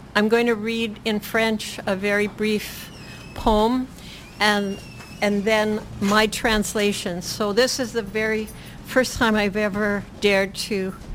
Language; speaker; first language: English; native; English